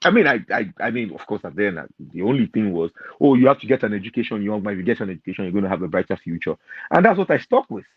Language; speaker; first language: English; non-native, local second language; Yoruba